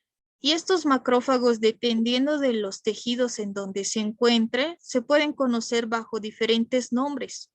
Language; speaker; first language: Spanish; native; Spanish